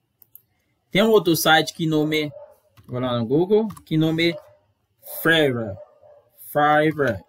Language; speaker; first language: Portuguese; non-native, fluent; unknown